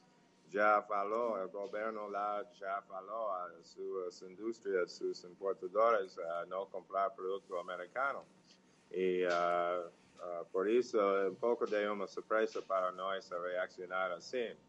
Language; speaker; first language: Portuguese; non-native, fluent; English